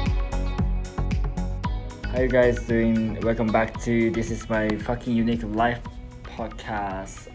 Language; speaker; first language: English; non-native, fluent; Japanese